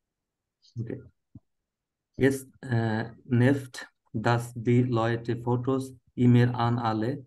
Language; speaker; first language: German; non-native, learner; Bangla